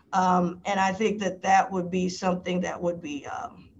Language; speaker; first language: English; native; English